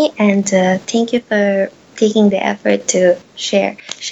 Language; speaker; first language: English; non-native, local second language; Pampanga